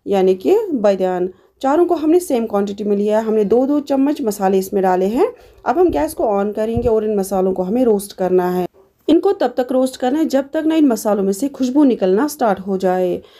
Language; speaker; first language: Hindi; non-native, local second language; Kashmiri